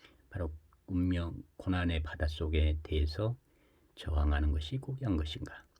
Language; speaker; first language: Korean; native; Korean